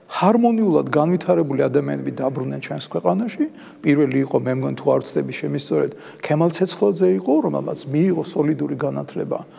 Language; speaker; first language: Georgian; native; Georgian